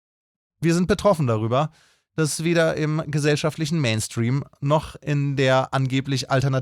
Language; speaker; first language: German; native; German